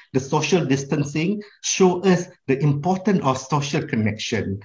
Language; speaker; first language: English; non-native, local second language; Malay